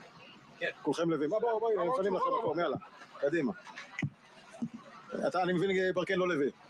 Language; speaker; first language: Hebrew; native; Hebrew